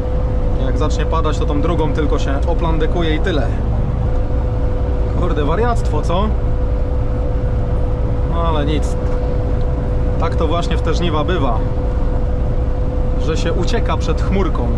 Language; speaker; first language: Polish; native; Polish